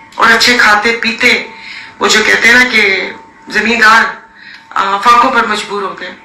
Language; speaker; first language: Urdu; non-native, local second language; Sindhi